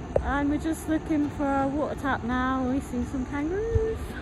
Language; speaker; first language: English; native; English